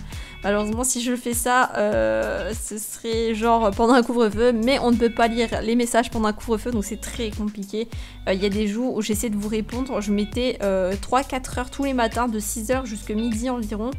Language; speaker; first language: French; native; French